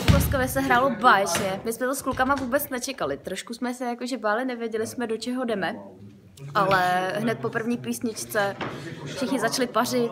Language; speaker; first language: Czech; native; Czech